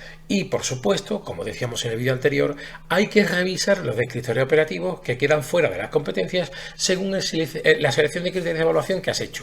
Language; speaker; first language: Spanish; native; Spanish